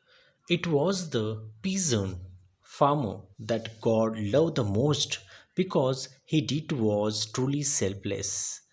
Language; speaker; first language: English; non-native, local second language; Marathi